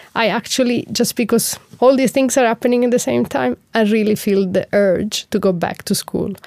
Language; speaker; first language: English; non-native, fluent; Italian